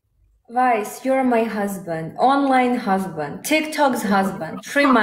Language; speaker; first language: English; non-native, learner; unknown